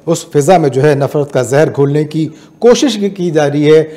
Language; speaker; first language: Hindi; native; Hindi